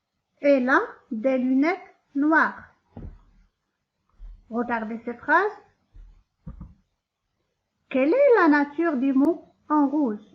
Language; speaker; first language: French; non-native, local second language; Arabic